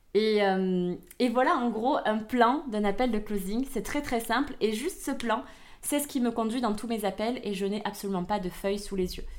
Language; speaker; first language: French; native; French